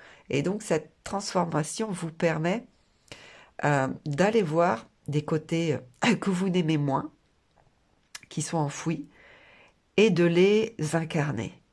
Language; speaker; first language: French; native; French